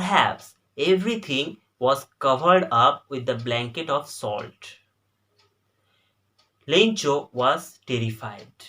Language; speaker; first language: English; non-native, local second language; Bangla